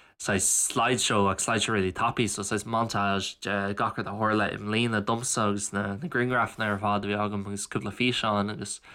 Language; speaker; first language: Irish; native; Irish